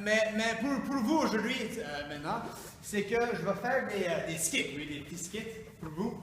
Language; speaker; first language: French; native; French